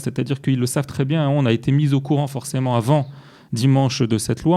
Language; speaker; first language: French; native; French